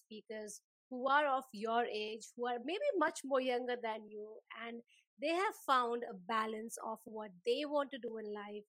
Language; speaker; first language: English; non-native, local second language; Hindi